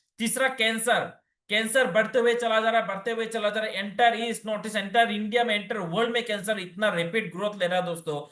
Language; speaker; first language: Hindi; non-native, local second language; Bangla